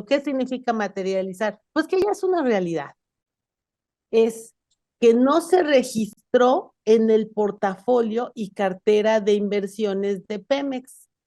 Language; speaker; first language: Spanish; native; Spanish